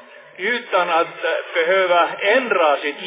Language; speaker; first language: Swedish; non-native, fluent; Finnish